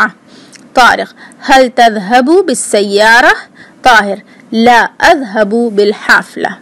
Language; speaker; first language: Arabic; non-native, fluent; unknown